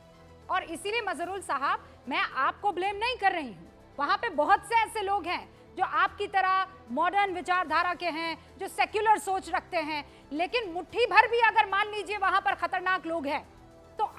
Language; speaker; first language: Hindi; native; Hindi